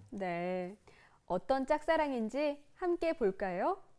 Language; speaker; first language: Korean; native; Korean